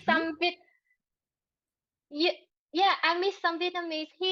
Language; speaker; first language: English; non-native, learner; Vietnamese